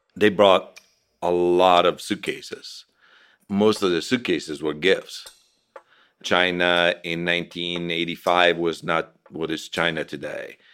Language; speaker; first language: English; non-native, fluent; Italian